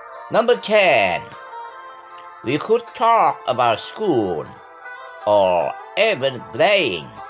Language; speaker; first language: English; non-native, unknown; Vietnamese